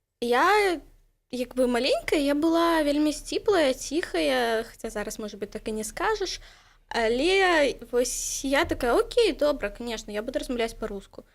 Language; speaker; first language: Belarusian; native; Belarusian